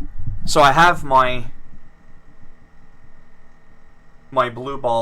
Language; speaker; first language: English; native; English